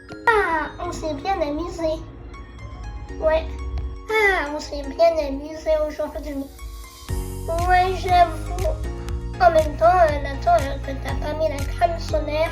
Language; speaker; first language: French; native; French